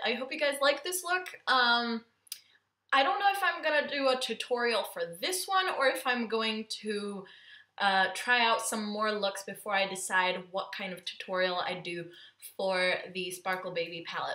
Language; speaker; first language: English; early bilingual, other home language; Romanian